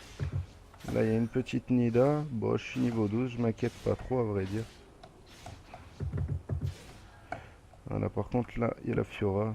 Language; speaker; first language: French; native; French